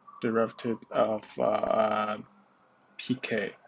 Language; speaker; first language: English; non-native, learner; Chinese